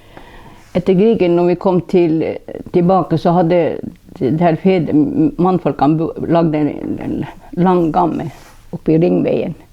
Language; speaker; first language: Norwegian; non-native, local second language; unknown